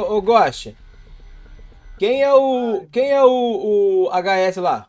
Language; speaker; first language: Portuguese; native; Portuguese